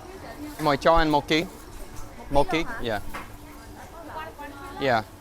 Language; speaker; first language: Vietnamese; non-native, learner; English